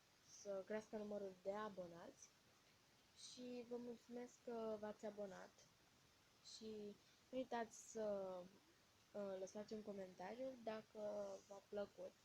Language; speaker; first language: Romanian; native; Romanian